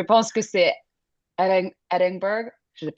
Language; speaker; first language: French; non-native, learner; English